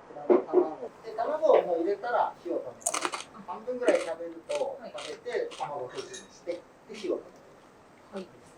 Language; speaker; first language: Japanese; native; Japanese